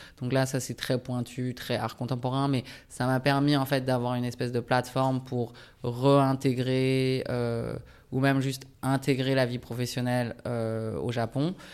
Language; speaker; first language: French; early bilingual, other home language; Japanese